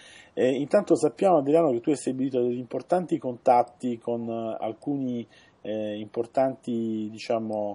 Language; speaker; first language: Italian; native; Italian